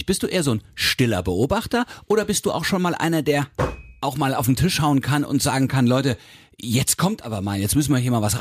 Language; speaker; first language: German; native; German